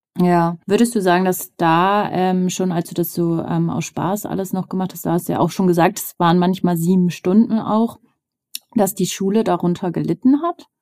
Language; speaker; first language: German; native; German